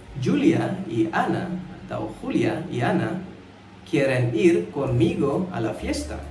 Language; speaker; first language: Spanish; non-native, fluent; Indonesian